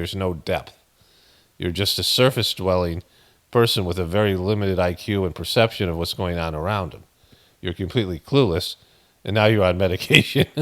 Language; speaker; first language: English; native; English